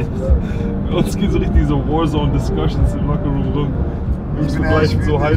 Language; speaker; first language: German; native; German